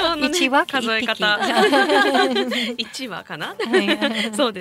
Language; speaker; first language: Japanese; native; Japanese